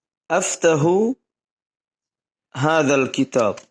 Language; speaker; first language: Arabic; non-native, learner; Bangla